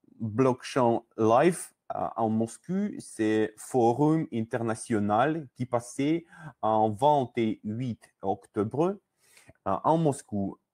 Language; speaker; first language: French; non-native, learner; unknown